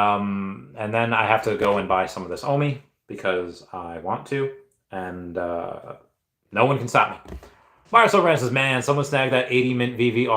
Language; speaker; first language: English; native; English